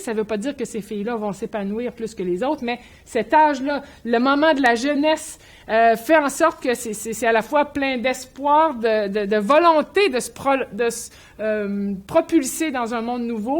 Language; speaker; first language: French; native; French